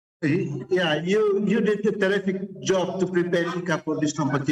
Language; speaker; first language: English; non-native, fluent; Indonesian